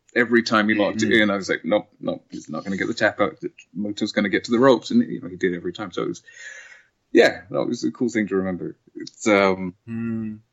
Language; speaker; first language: English; native; English